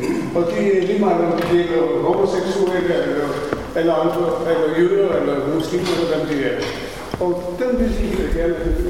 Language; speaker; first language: Danish; non-native, learner; Polish